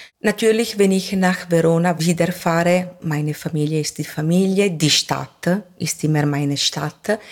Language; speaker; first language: German; non-native, fluent; Italian